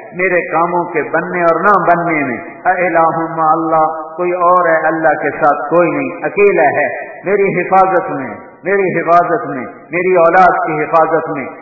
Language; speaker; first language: Urdu; non-native, local second language; Punjabi